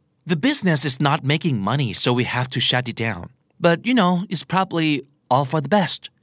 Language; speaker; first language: English; non-native, fluent; Thai